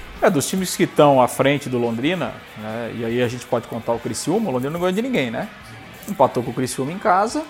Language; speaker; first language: Portuguese; native; Portuguese